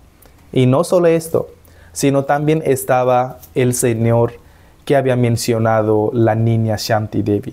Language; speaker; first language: Spanish; non-native, fluent; Hindi